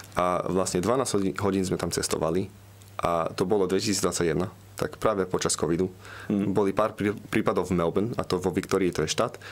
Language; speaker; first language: Slovak; early bilingual, heritage; Slovak